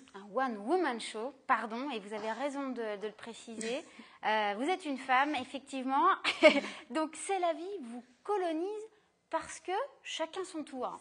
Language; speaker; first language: French; native; French